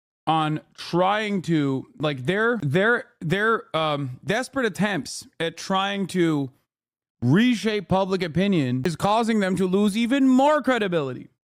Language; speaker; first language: English; native; English